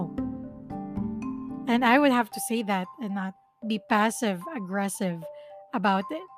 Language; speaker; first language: English; non-native, local second language; Filipino